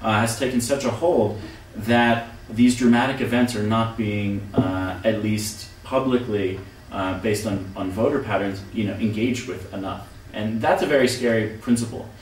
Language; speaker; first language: English; native; English